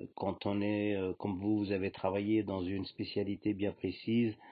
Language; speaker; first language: French; native; French